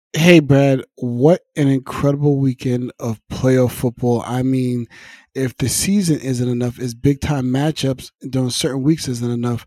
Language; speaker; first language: English; native; English